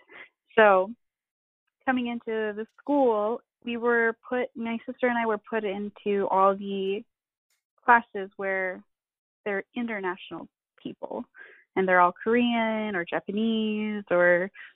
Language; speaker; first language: English; non-native, local second language; Filipino